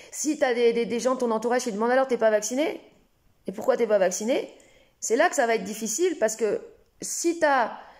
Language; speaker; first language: French; native; French